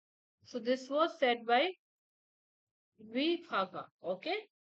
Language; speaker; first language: English; non-native, local second language; Hindi